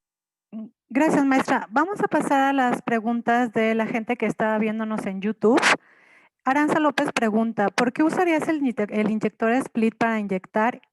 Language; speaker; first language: Spanish; native; Spanish